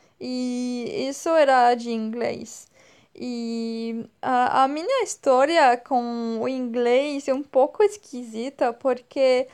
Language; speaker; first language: Portuguese; non-native, fluent; French